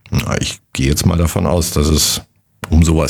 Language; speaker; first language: German; native; German